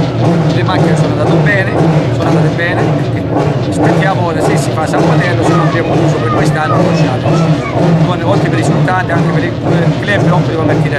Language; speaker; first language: Italian; native; Italian